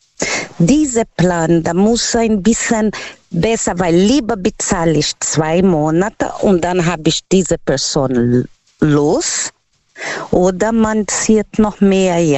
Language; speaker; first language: German; non-native, fluent; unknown